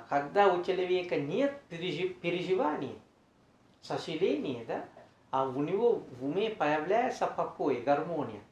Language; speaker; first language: Russian; non-native, learner; Sinhala